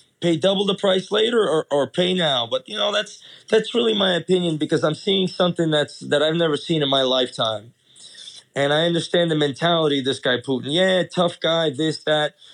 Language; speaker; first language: English; early bilingual, other home language; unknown